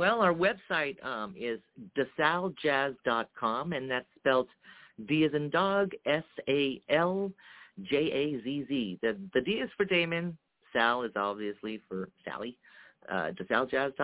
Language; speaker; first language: English; early bilingual, other home language; Japanese